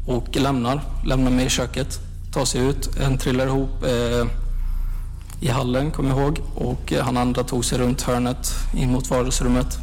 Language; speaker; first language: Swedish; native; Swedish